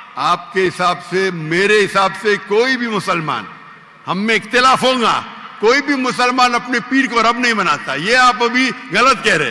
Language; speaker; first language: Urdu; non-native, local second language; Konkani